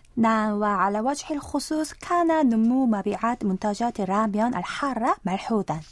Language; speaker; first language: Arabic; non-native, fluent; Korean